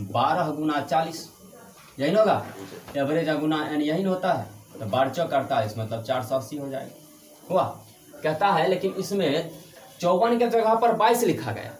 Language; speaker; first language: Hindi; native; Hindi